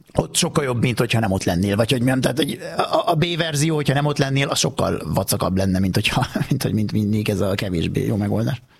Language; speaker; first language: Hungarian; native; Hungarian